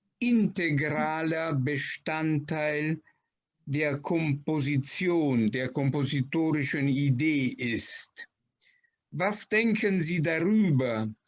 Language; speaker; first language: German; non-native, fluent; Italian